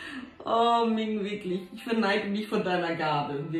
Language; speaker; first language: German; native; German